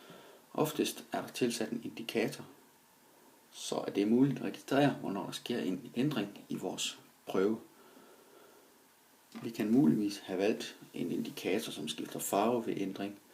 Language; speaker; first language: Danish; native; Danish